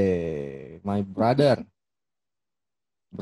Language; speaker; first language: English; non-native, fluent; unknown